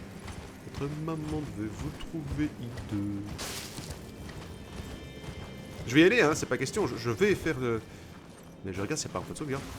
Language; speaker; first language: French; native; French